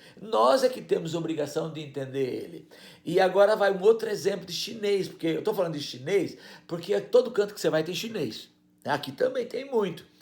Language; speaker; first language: Portuguese; native; Portuguese